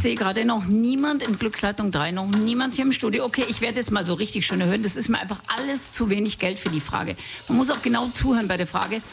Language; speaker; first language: German; native; German